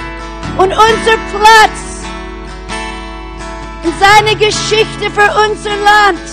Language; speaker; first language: German; non-native, fluent; English